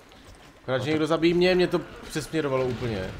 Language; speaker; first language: Czech; native; Czech